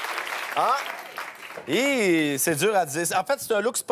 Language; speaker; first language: French; native; French